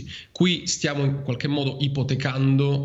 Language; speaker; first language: Italian; native; Italian